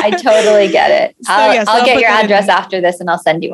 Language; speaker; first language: English; native; English